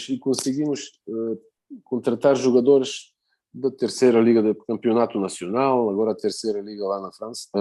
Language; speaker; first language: Portuguese; non-native, fluent; Bulgarian